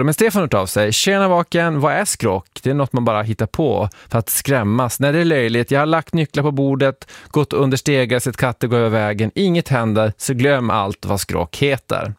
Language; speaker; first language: Swedish; native; Swedish